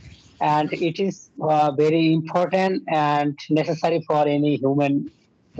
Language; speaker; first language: English; non-native, learner; Bangla